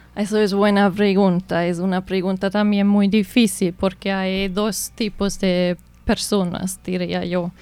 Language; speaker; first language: Spanish; non-native, fluent; German